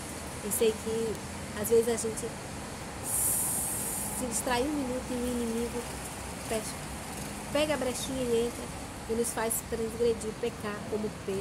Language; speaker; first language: Portuguese; native; Portuguese